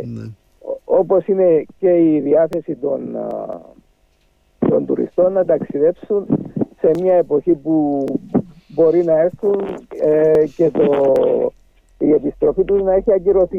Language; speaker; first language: Greek; native; Greek